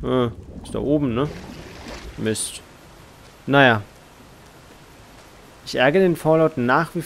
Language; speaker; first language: German; native; German